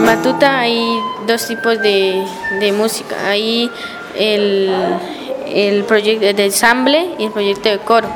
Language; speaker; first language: Spanish; native; Spanish